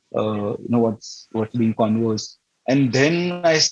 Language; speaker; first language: English; non-native, local second language; Gujarati